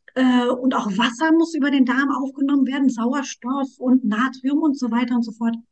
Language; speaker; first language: German; early bilingual, other home language; Turkish